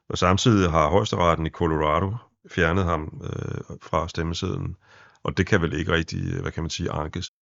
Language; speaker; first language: Danish; native; Danish